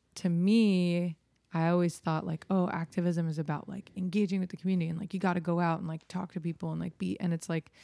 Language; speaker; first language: English; native; English